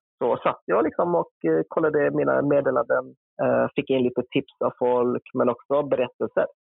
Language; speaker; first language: Swedish; early bilingual, other home language; Vietnamese